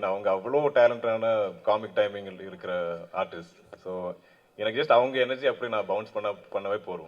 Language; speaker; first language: Tamil; non-native, local second language; Malayalam